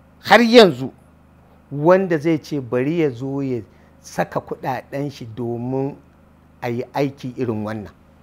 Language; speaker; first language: Hausa; native; Hausa